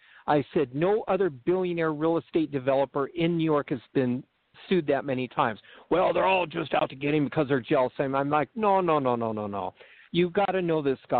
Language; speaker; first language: English; native; English